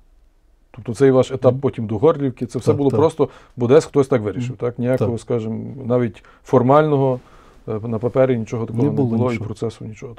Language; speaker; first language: Ukrainian; native; Ukrainian